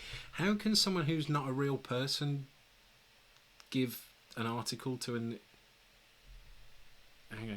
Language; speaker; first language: English; native; English